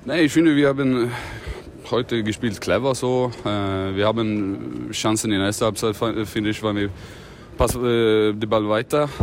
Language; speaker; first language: German; non-native, learner; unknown